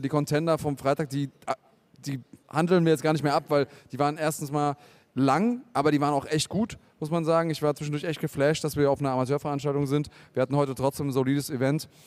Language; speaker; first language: German; native; German